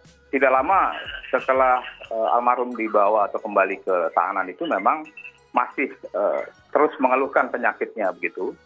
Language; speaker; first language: Indonesian; native; Indonesian